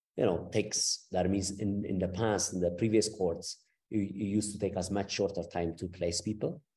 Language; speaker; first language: English; non-native, fluent; Amharic